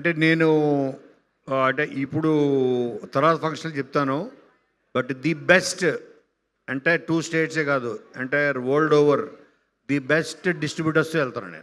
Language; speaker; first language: Telugu; native; Telugu